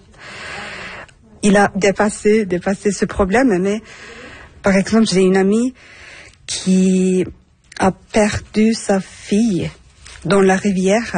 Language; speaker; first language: French; non-native, fluent; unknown